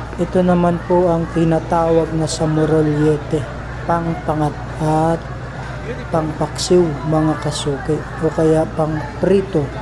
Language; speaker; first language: Filipino; native; Filipino